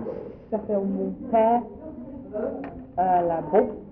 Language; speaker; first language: French; non-native, learner; English